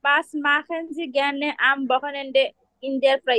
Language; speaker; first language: German; non-native, learner; Bangla